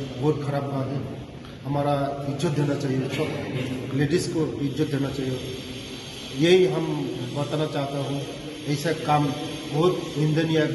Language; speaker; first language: Hindi; non-native, local second language; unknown